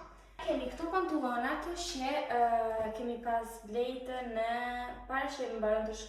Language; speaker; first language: Albanian; early bilingual, heritage; Albanian